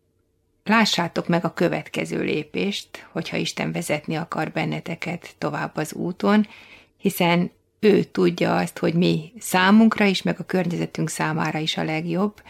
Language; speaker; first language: Hungarian; native; Hungarian